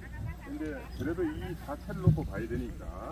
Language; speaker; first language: Korean; native; Korean